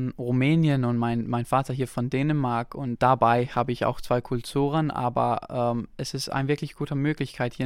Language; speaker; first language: German; non-native, local second language; Danish